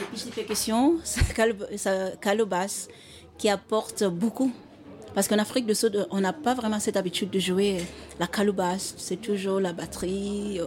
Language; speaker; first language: French; non-native, fluent; Xhosa